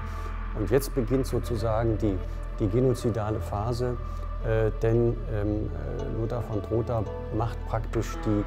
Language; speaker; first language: German; native; German